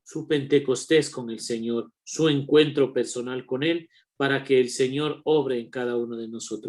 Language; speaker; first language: Spanish; native; Spanish